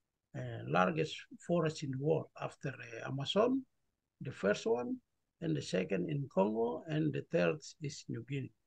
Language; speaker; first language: English; non-native, learner; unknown